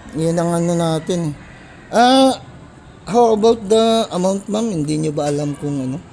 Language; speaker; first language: Filipino; native; Filipino